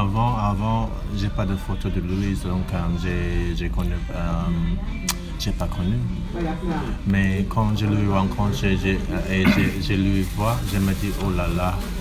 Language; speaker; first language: French; non-native, learner; English